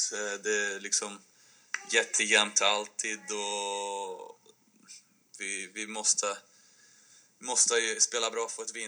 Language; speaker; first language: Swedish; non-native, fluent; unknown